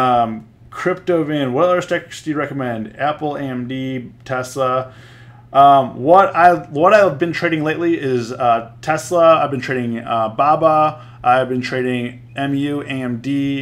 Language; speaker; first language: English; native; English